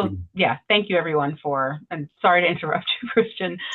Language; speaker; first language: English; native; English